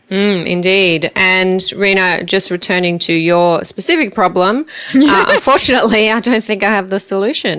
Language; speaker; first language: English; native; English